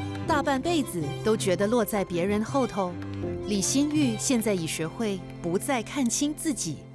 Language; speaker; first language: Chinese; native; Chinese